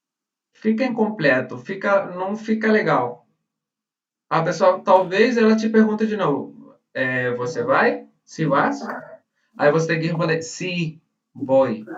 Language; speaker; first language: Portuguese; non-native, fluent; Spanish